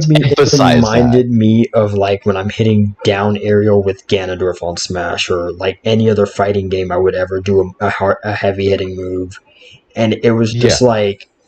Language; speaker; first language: English; native; English